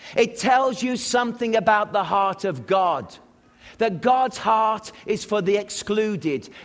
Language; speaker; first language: English; native; English